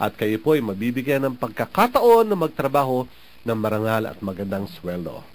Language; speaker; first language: Filipino; native; Filipino